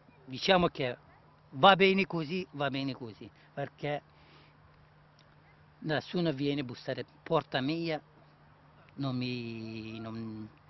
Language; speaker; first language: Italian; non-native, learner; Kurdish